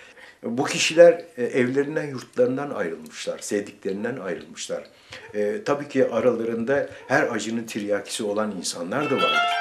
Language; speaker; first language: Turkish; native; Turkish